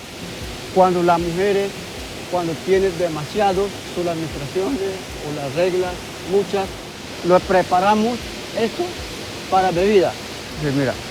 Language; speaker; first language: Spanish; non-native, local second language; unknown